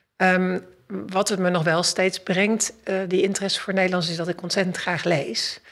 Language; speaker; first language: Dutch; native; Dutch